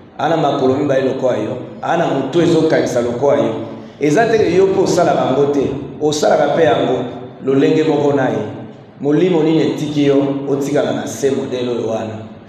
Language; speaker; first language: Lingala; native; Lingala